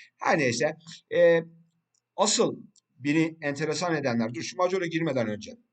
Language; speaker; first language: Turkish; early bilingual, heritage; Turkish